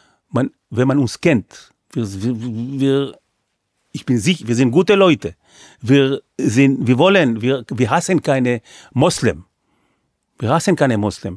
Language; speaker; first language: German; non-native, fluent; Hebrew